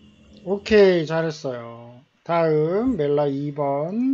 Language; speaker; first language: Korean; native; Korean